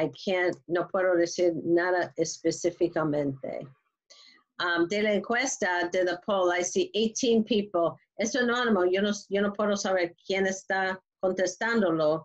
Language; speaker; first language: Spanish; non-native, learner; English